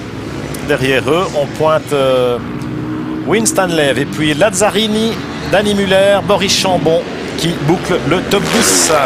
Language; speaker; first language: French; native; French